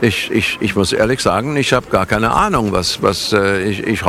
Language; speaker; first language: German; non-native, fluent; English